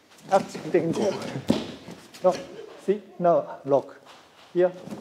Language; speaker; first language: English; non-native, learner; Japanese